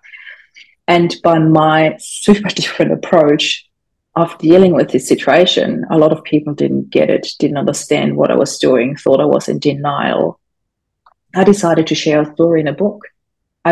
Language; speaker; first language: English; non-native, fluent; German